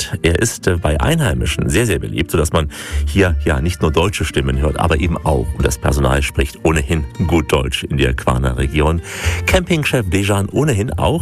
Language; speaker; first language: German; native; German